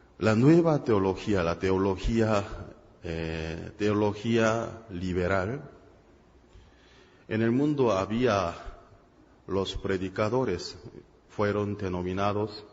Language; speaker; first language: Spanish; non-native, fluent; Korean